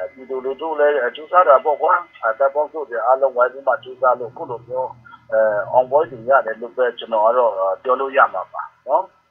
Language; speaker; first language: Burmese; non-native, local second language; Kachin